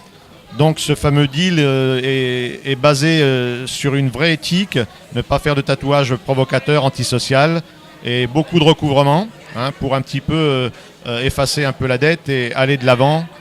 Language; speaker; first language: French; native; French